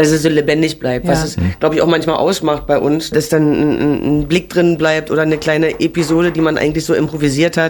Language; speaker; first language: German; native; German